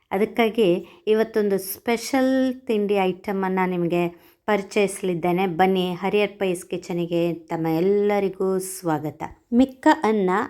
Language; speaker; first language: Kannada; non-native, local second language; Konkani